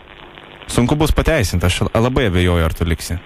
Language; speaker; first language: Lithuanian; native; Lithuanian